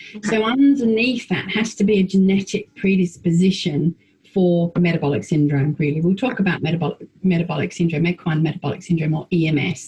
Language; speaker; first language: English; native; English